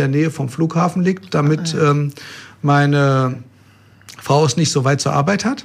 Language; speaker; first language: German; native; German